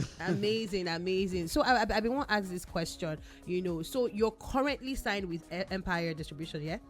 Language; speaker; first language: Nigerian Pidgin; native; Nigerian Pidgin